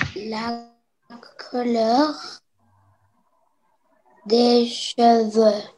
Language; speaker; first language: French; non-native, learner; Arabic